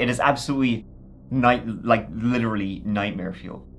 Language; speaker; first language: English; native; English